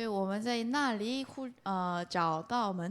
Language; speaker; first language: Chinese; non-native, fluent; Korean